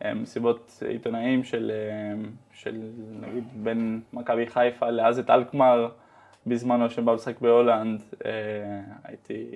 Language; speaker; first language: Hebrew; early bilingual, heritage; Dutch